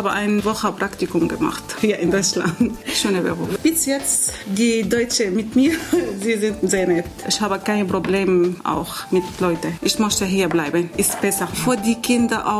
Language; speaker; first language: German; non-native, learner; Arabic